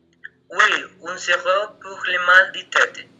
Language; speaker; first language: French; non-native, learner; Spanish